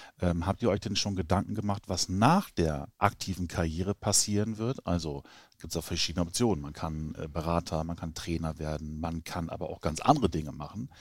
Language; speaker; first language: German; native; German